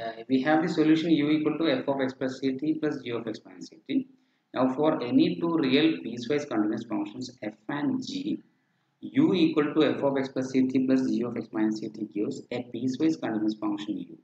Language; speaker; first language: English; non-native, local second language; Malayalam